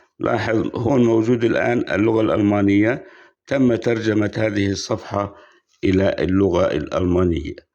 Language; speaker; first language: Arabic; native; Arabic